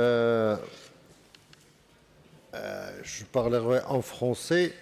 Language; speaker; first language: French; non-native, local second language; Arabic